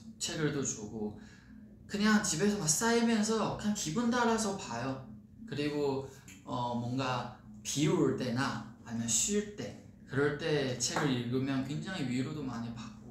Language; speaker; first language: Korean; non-native, fluent; Chinese